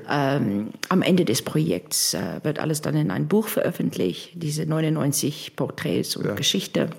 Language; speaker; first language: German; non-native, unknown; English